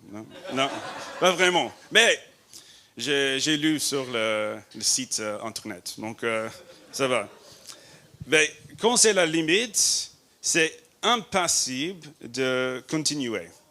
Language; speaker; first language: French; non-native, learner; English